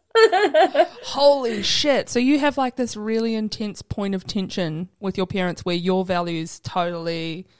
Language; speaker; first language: English; native; English